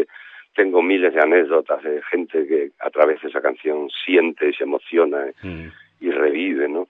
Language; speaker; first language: Spanish; native; Spanish